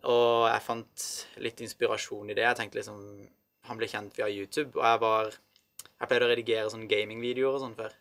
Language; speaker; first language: Norwegian; early bilingual, other home language; Arabic